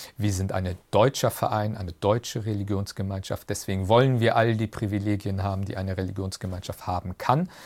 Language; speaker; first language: German; early bilingual, other home language; Turkish